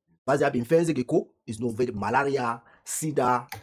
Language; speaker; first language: German; non-native, learner; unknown